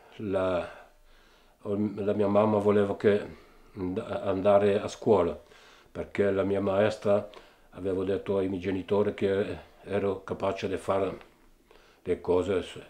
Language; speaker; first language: Italian; early bilingual, heritage; Italian